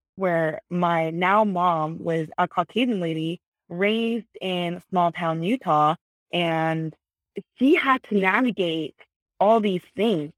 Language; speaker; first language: English; early bilingual, other home language; Vietnamese